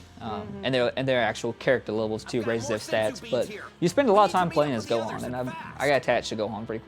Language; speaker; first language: English; native; English